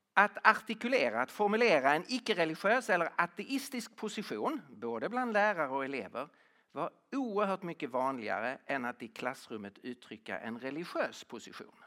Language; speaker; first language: Swedish; native; Swedish